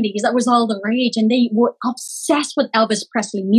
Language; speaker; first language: English; early bilingual, other home language; Khmer